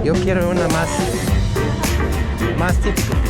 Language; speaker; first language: Spanish; non-native, learner; English